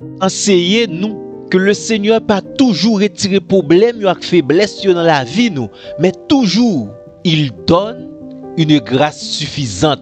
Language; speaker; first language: French; non-native, local second language; Haitian Creole